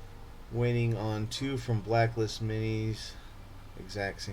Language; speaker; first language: English; native; English